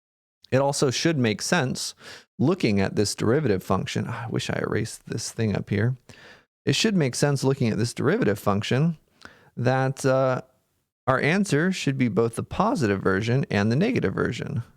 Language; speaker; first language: English; native; English